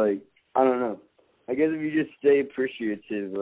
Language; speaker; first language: English; native; English